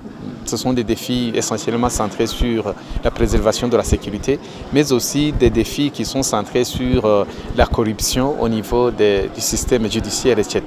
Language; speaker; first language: French; non-native, local second language; Rundi